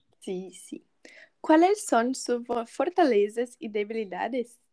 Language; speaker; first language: Spanish; non-native, learner; Portuguese